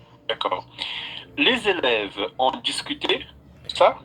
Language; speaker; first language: French; non-native, fluent; Portuguese